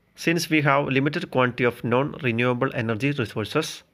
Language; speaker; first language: English; non-native, local second language; Malayalam